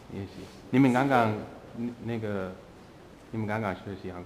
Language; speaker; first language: Chinese; non-native, fluent; English